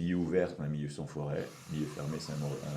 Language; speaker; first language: French; native; French